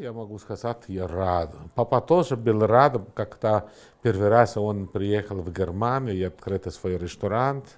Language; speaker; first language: Russian; non-native, learner; Italian